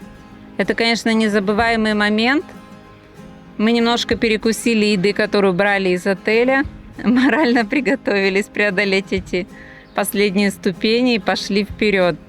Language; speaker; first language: Russian; native; Russian